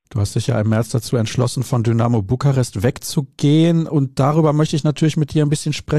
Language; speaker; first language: German; native; German